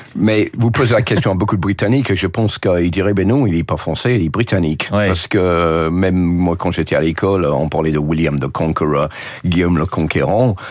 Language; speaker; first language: French; non-native, fluent; English